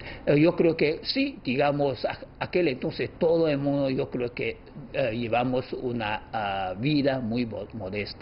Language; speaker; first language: Spanish; non-native, fluent; Chinese